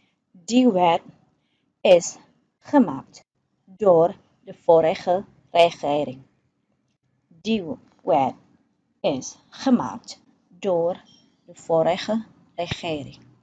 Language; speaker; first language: Dutch; non-native, fluent; Indonesian